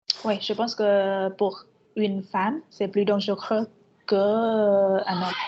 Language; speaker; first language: French; non-native, fluent; Vietnamese